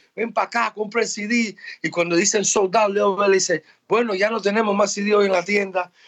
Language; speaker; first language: Spanish; early bilingual, heritage; Spanish